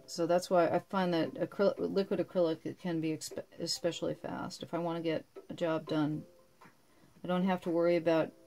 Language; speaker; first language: English; native; English